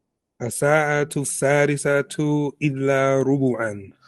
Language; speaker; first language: Arabic; non-native, learner; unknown